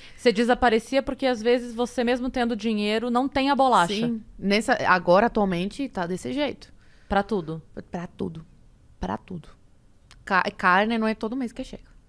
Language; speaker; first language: Portuguese; early bilingual, other home language; Spanish